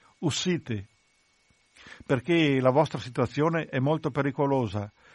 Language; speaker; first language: Italian; native; Italian